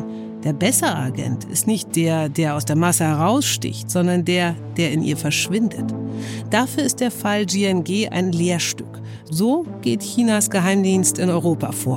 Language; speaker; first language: German; native; German